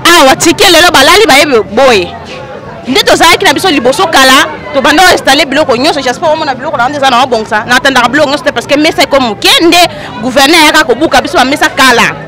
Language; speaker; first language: Lingala; native; Lingala